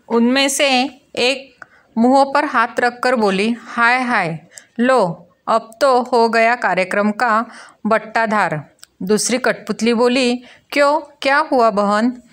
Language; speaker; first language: Hindi; non-native, local second language; Marathi